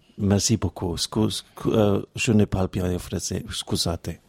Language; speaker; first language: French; non-native, learner; German